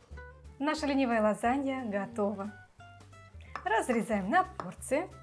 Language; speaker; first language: Russian; native; Russian